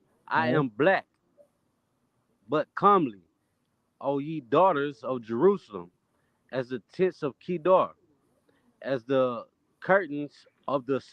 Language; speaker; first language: English; native; English